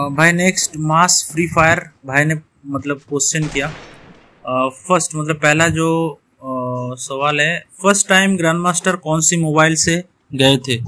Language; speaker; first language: Hindi; non-native, local second language; Bangla